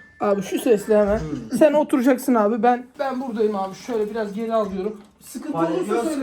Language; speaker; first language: Turkish; native; Turkish